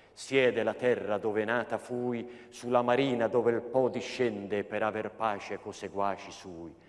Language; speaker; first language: Italian; native; Italian